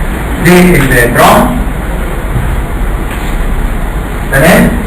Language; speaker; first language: Arabic; native; Arabic